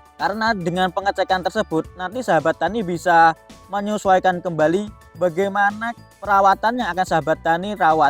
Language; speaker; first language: Indonesian; native; Indonesian